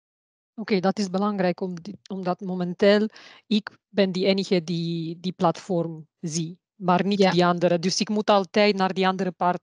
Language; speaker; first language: Dutch; non-native, learner; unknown